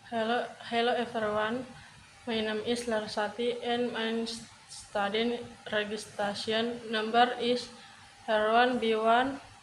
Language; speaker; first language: English; non-native, learner; Indonesian